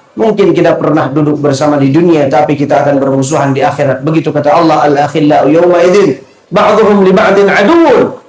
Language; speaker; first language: Malay; non-native, local second language; Achinese